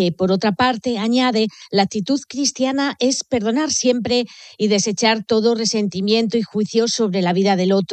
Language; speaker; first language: Spanish; native; Spanish